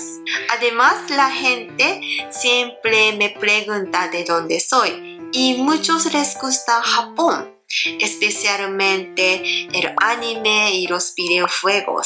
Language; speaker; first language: Spanish; non-native, learner; Japanese